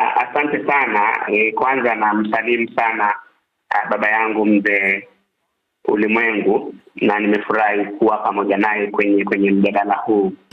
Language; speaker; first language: Swahili; native; Swahili